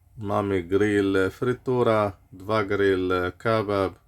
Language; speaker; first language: Polish; non-native, learner; Arabic